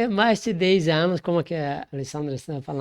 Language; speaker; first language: Portuguese; non-native, learner; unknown